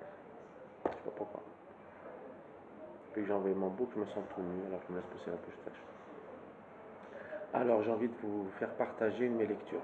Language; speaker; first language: French; native; French